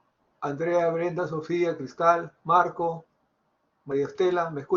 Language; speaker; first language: Spanish; native; Spanish